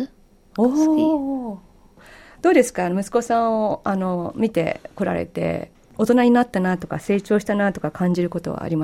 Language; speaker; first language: Japanese; native; Japanese